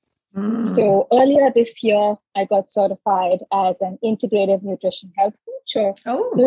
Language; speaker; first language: English; non-native, local second language; Hindi